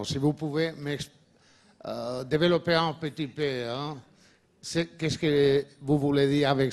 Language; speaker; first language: French; non-native, learner; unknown